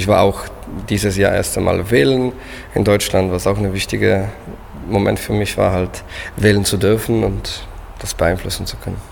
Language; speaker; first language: German; non-native, fluent; Polish